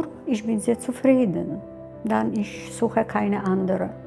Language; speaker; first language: German; non-native, learner; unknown